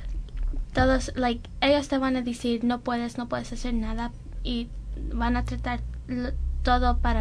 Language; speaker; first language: Spanish; early bilingual, heritage; Spanish